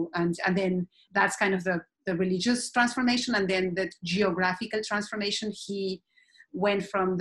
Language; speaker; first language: English; non-native, fluent; Spanish